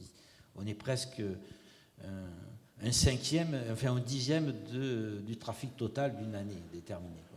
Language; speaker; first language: French; native; French